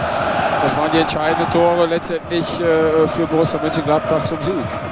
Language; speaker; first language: German; native; German